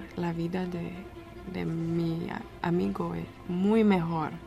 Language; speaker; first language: Spanish; non-native, learner; French